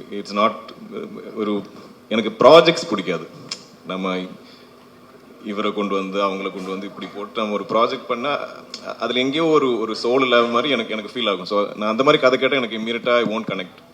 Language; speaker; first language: Tamil; non-native, fluent; Malayalam